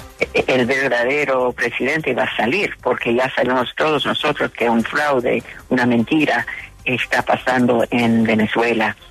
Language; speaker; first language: Spanish; non-native, fluent; English